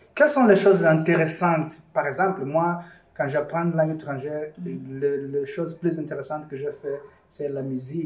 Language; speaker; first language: French; non-native, fluent; Portuguese